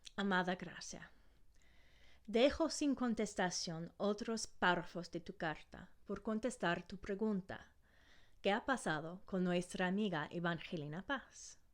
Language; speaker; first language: Spanish; non-native, fluent; English